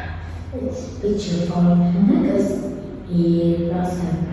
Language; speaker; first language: English; non-native, learner; Vietnamese